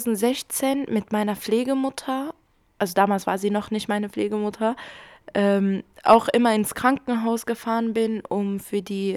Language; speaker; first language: German; early bilingual, other home language; Kurdish